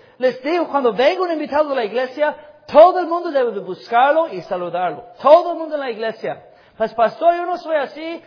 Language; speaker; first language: Spanish; non-native, fluent; English